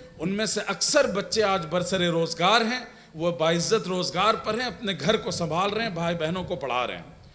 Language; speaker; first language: Urdu; native; Urdu